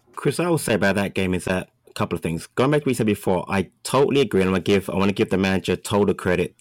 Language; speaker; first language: English; native; English